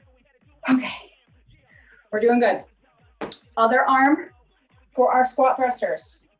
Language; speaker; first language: English; native; English